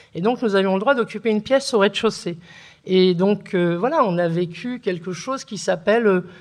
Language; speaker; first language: French; early bilingual, other home language; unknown